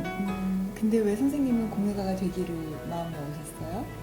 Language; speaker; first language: Korean; native; Korean